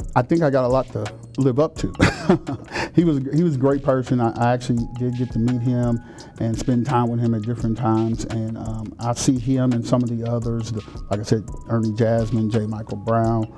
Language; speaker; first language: English; native; English